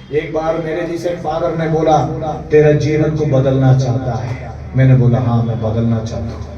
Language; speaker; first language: Hindi; non-native, local second language; Malayalam